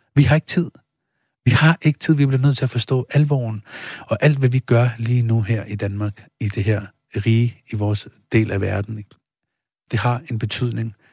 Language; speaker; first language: Danish; early bilingual, other home language; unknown